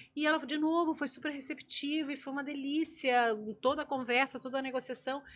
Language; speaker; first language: Portuguese; native; Portuguese